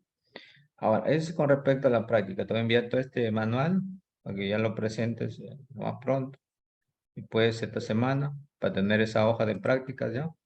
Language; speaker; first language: Spanish; native; Spanish